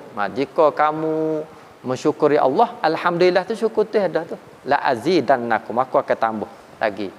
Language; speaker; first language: Malay; native; Malay